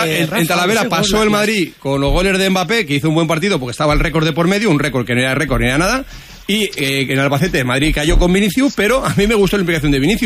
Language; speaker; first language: Spanish; native; Spanish